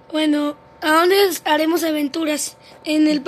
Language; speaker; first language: Spanish; native; Spanish